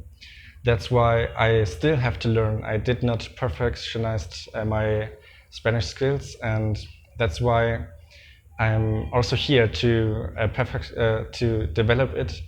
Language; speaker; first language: English; non-native, fluent; German